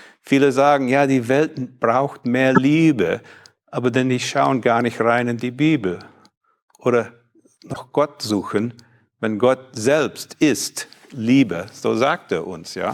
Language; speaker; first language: German; non-native, fluent; English